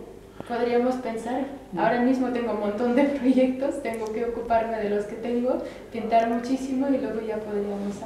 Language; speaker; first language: Spanish; early bilingual, other home language; Russian